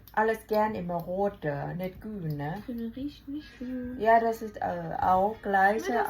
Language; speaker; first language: German; non-native, learner; Thai